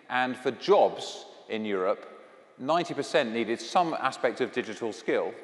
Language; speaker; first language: English; native; English